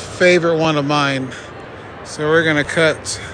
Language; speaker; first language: English; native; English